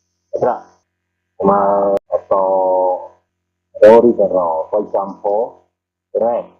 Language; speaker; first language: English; non-native, fluent; Khmer